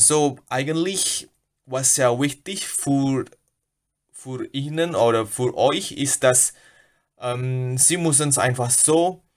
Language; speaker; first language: German; non-native, learner; Indonesian